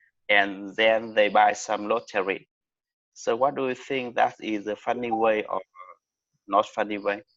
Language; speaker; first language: English; non-native, learner; Vietnamese